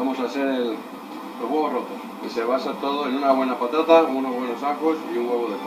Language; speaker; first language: Spanish; native; Spanish